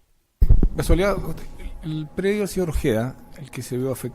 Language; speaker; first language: Spanish; native; Spanish